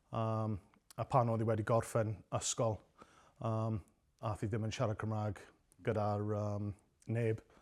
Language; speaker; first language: Welsh; non-native, local second language; English